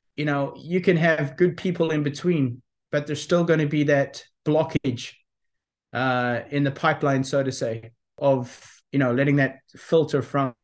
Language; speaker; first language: English; native; English